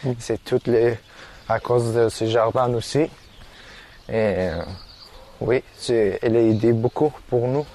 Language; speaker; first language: French; non-native, learner; Persian